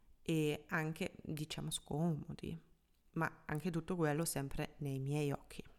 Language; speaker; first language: Italian; non-native, fluent; German